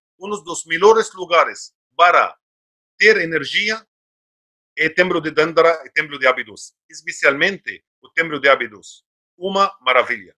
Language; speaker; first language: Portuguese; non-native, fluent; Arabic